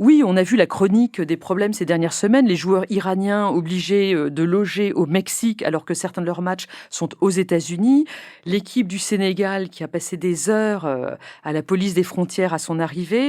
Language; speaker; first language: French; native; French